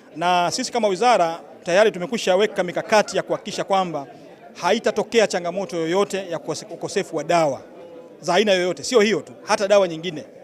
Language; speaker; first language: Swahili; native; Swahili